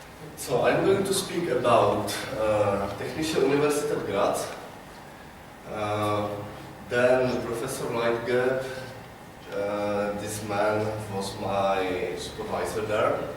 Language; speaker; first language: English; non-native, learner; Czech